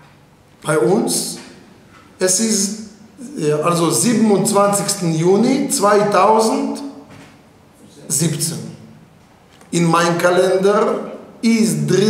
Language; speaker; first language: German; non-native, fluent; Hebrew